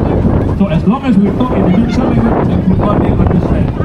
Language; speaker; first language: English; non-native, learner; Indonesian